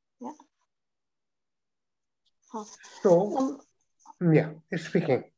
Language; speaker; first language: English; non-native, learner; Chinese